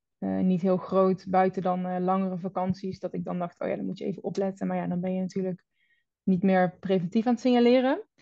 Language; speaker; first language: Dutch; native; Dutch